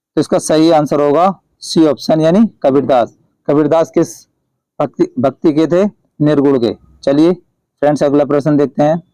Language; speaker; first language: Hindi; native; Hindi